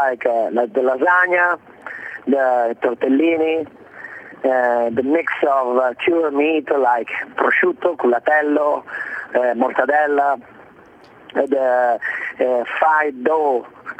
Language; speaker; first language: English; non-native, fluent; Italian